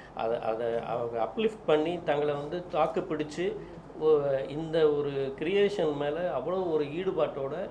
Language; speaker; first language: Tamil; native; Tamil